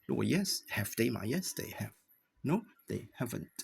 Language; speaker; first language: English; non-native, fluent; Chinese